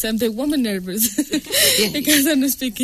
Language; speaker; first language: English; non-native, learner; Spanish